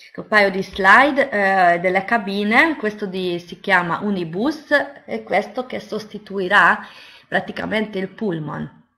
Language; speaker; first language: Italian; non-native, fluent; Hungarian